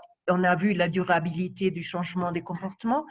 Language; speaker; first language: French; non-native, fluent; Spanish